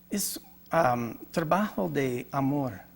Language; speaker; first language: Spanish; non-native, learner; English